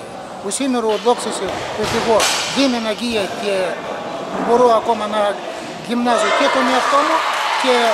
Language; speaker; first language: Greek; non-native, learner; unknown